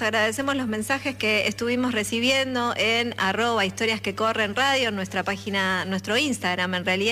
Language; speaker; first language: Spanish; native; Spanish